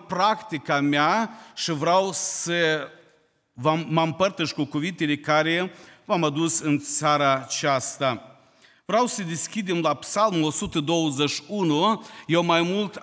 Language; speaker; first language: Romanian; non-native, local second language; Ukrainian